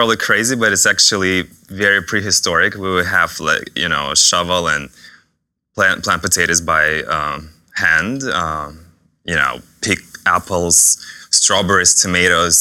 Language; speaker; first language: English; non-native, fluent; Russian